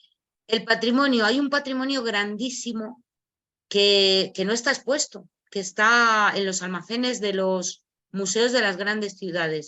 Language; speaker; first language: Spanish; native; Spanish